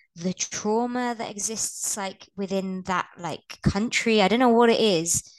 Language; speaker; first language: English; native; English